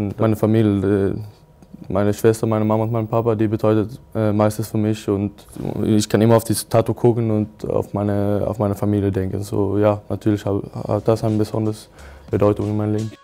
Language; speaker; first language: German; non-native, learner; Swedish